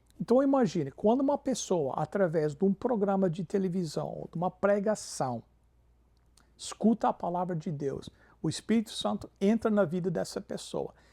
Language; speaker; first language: Portuguese; non-native, fluent; English